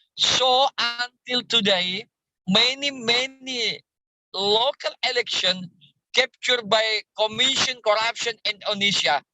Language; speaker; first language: English; non-native, learner; Indonesian